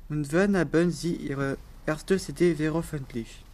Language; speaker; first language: German; non-native, learner; French